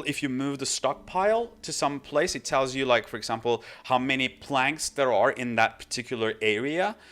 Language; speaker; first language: English; non-native, fluent; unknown